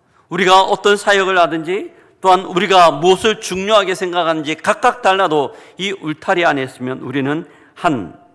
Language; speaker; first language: Korean; native; Korean